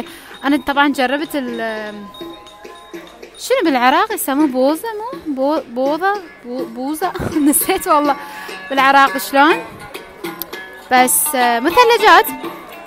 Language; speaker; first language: Arabic; non-native, fluent; Persian